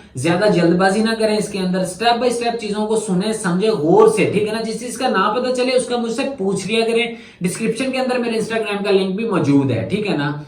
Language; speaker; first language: Urdu; non-native, local second language; Punjabi